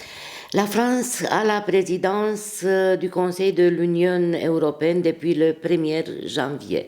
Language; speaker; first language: French; non-native, fluent; Romanian